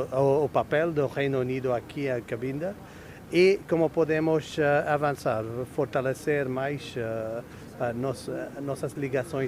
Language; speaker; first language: Portuguese; non-native, fluent; English